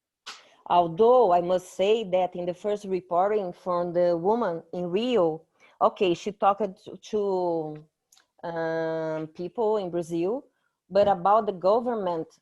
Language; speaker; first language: English; non-native, fluent; Portuguese